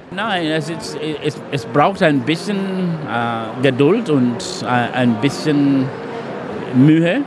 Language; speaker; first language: German; non-native, fluent; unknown